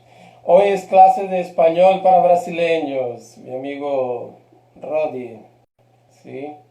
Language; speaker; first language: Spanish; non-native, fluent; Portuguese